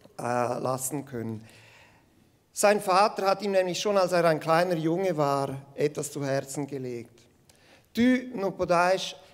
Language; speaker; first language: German; non-native, local second language; Romansh